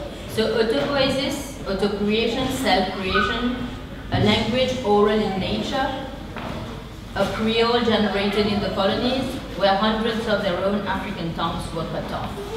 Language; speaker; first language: English; non-native, fluent; Morisyen